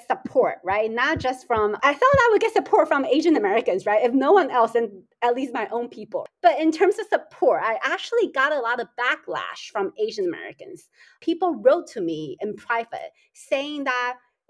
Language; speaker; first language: English; native; English